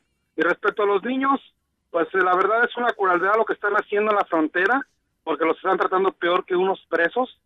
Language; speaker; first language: Spanish; native; Spanish